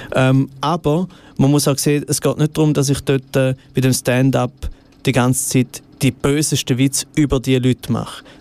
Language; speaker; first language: German; native; German